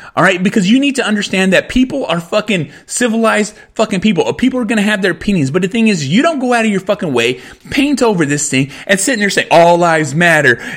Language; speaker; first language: English; early bilingual, other home language; Spanish